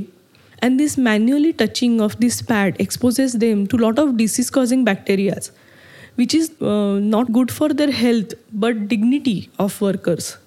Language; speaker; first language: English; non-native, local second language; Marathi